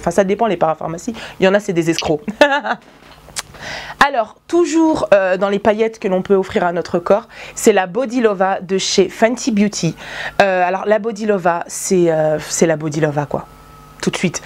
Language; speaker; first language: French; native; French